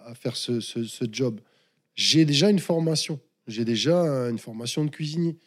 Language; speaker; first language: French; native; French